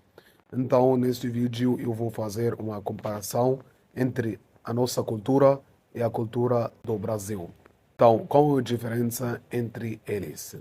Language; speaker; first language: Portuguese; non-native, fluent; Arabic